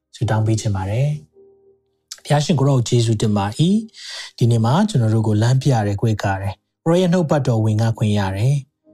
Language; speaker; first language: Burmese; native; Burmese